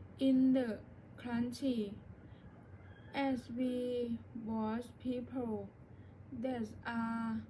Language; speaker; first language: English; non-native, learner; Thai